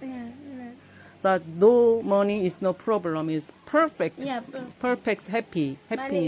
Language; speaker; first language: English; non-native, learner; Korean